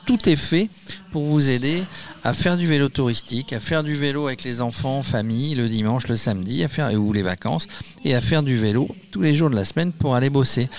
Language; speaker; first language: French; native; French